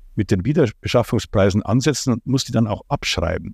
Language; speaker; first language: German; non-native, fluent; Ukrainian